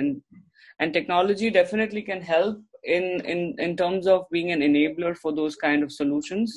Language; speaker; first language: English; non-native, local second language; Hindi